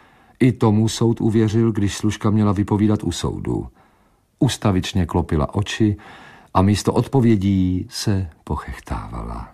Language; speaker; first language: Czech; native; Czech